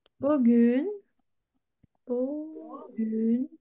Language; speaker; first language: Turkish; non-native, fluent; Kyrgyz